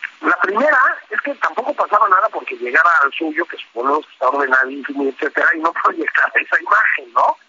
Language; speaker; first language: Spanish; native; Spanish